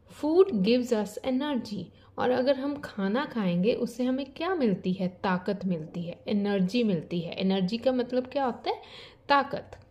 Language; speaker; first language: Hindi; native; Hindi